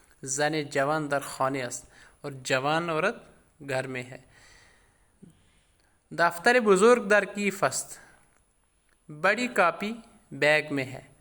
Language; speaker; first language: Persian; non-native, fluent; Urdu